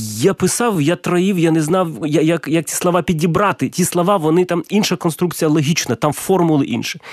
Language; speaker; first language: Ukrainian; non-native, local second language; Russian